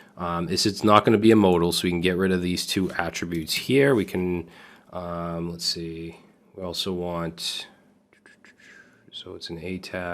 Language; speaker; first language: English; native; English